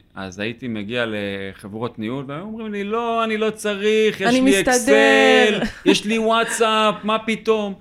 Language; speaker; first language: Hebrew; native; Hebrew